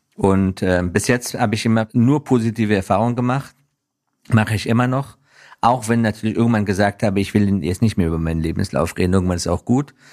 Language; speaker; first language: German; non-native, fluent; Persian